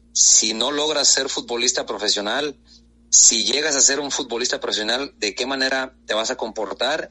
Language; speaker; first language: Spanish; native; Spanish